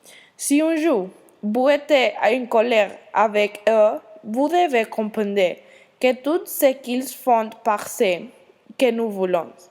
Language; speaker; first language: French; non-native, learner; Spanish